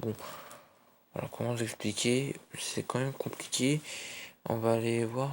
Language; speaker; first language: French; native; French